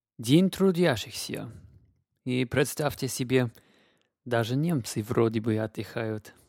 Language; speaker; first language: Russian; non-native, fluent; English